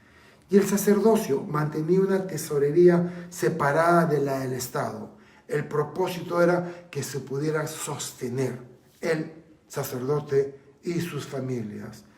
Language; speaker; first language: Spanish; native; Spanish